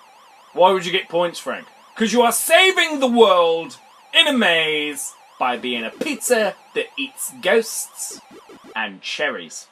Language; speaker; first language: English; native; English